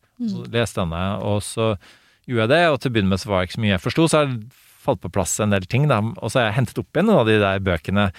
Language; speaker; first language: Norwegian; native; Norwegian